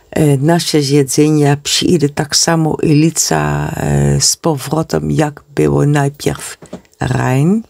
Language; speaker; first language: Polish; non-native, learner; Dutch